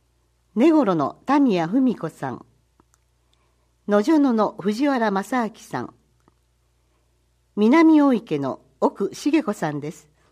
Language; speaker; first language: Japanese; native; Japanese